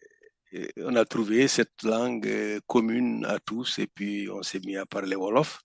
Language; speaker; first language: French; non-native, local second language; Fula